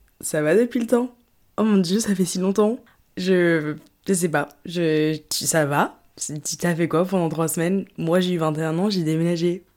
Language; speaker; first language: French; early bilingual, other home language; English